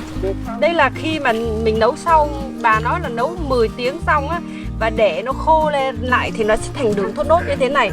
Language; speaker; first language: Vietnamese; native; Vietnamese